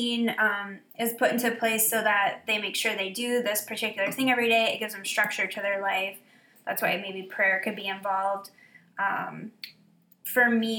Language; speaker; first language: English; native; English